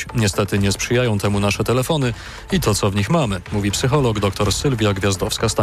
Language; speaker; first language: Polish; native; Polish